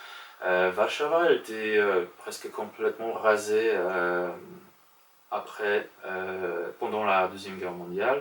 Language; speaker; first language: French; non-native, fluent; Polish